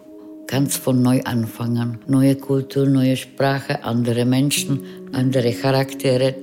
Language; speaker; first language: German; non-native, fluent; Czech